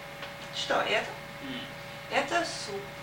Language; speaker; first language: Russian; non-native, fluent; English